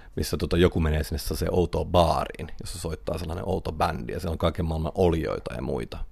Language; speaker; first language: Finnish; native; Finnish